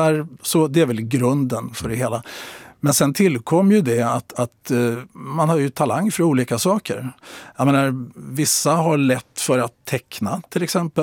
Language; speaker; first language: Swedish; native; Swedish